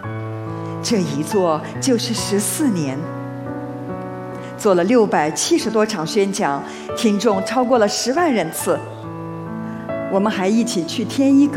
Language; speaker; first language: Chinese; non-native, local second language; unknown